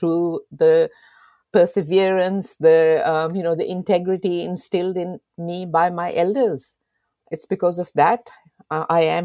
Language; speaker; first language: English; non-native, local second language; Urdu